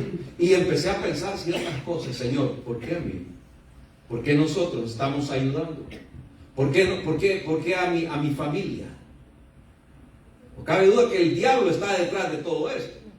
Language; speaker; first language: Spanish; native; Spanish